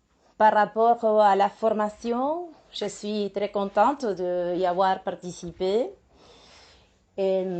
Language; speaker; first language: French; non-native, fluent; Spanish